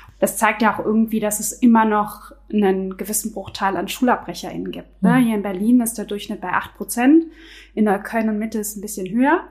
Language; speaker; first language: German; native; German